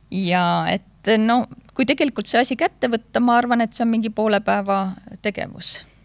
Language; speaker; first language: Estonian; native; Estonian